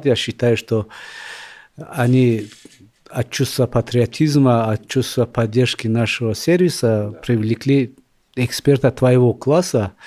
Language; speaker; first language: Russian; non-native, local second language; Tajik